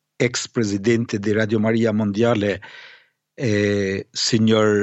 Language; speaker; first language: Italian; non-native, fluent; Albanian